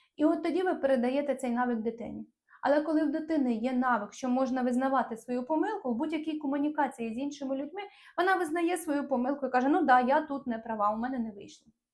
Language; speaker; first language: Ukrainian; non-native, local second language; Russian